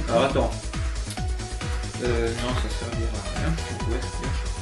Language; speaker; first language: French; native; French